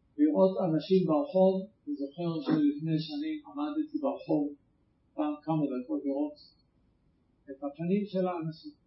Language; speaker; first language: Hebrew; native; Hebrew